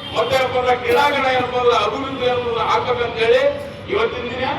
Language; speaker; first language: Kannada; non-native, local second language; Lambadi